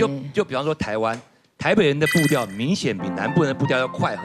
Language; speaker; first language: Chinese; native; Chinese